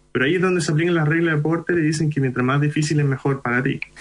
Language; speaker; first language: Spanish; early bilingual, other home language; Hindi